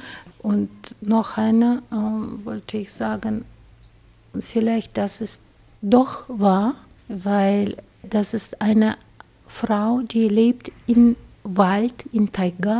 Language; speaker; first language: German; non-native, fluent; Russian